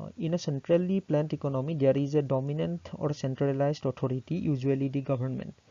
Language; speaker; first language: English; non-native, local second language; Assamese